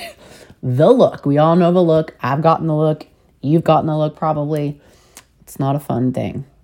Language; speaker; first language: English; native; English